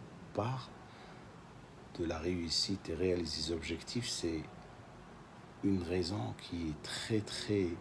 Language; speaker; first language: French; non-native, local second language; Arabic